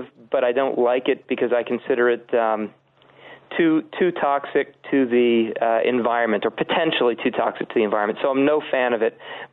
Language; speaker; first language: English; native; English